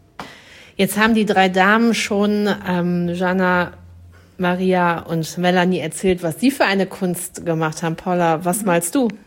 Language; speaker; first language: German; native; German